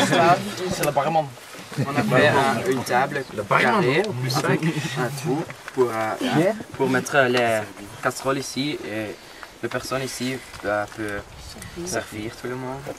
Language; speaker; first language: French; non-native, local second language; Dutch